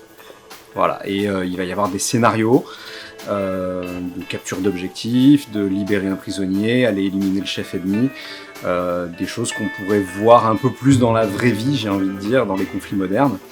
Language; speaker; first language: French; native; French